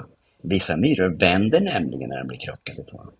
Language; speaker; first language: Swedish; native; Swedish